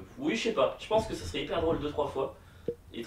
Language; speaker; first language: French; native; French